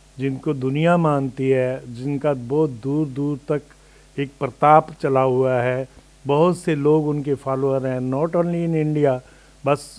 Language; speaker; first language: Hindi; native; Hindi